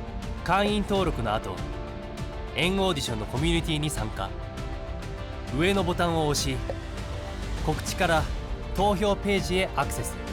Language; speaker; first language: Japanese; native; Japanese